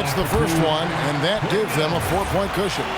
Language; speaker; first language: English; native; English